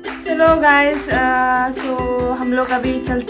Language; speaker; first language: Hindi; non-native, local second language; Bodo